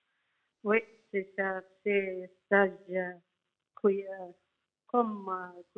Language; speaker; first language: French; non-native, learner; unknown